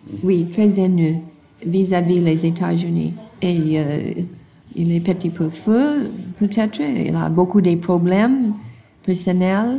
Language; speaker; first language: French; non-native, learner; English